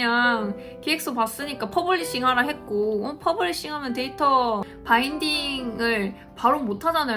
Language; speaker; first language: Korean; native; Korean